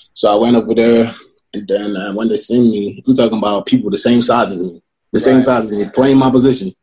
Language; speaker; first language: English; non-native, local second language; Yoruba